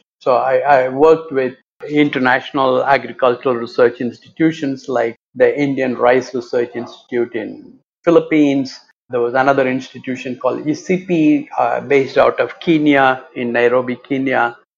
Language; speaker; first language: English; non-native, local second language; Tamil